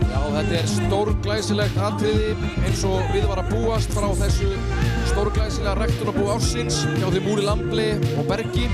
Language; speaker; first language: Icelandic; native; Icelandic